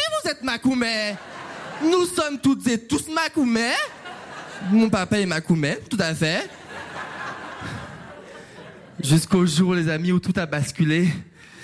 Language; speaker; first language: French; non-native, local second language; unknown